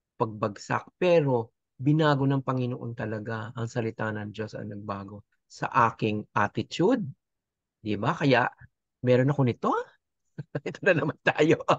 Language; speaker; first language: Filipino; native; Filipino